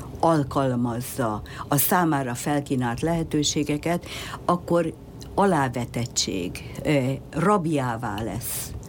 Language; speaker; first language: Hungarian; native; Hungarian